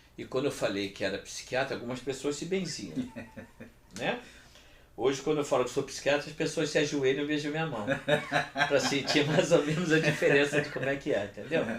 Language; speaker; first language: Portuguese; early bilingual, other home language; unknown